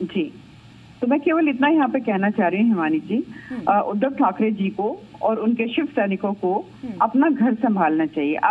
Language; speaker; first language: Hindi; native; Hindi